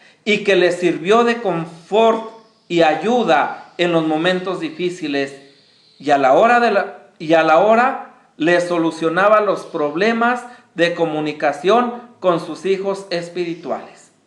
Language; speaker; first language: Spanish; native; Spanish